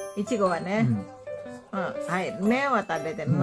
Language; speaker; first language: Japanese; non-native, fluent; Filipino